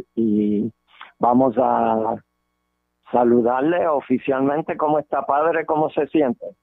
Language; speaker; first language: Spanish; early bilingual, heritage; Spanish